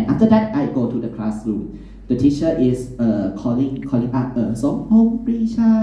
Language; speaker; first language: English; non-native, learner; Thai